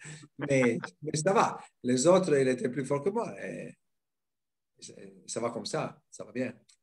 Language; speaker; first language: French; non-native, fluent; Italian